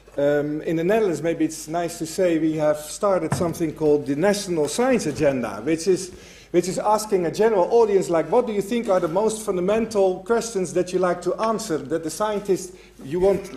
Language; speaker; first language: English; non-native, fluent; Dutch